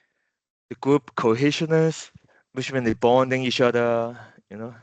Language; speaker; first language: English; non-native, fluent; Cantonese